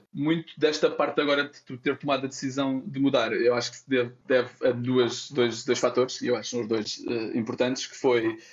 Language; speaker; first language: Portuguese; native; Portuguese